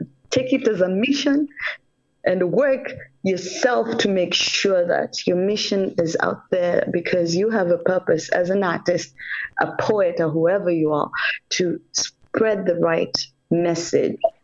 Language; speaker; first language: English; non-native, local second language; Swahili